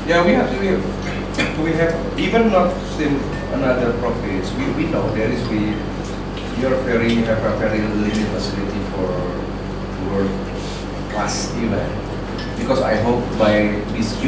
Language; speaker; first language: English; non-native, learner; Indonesian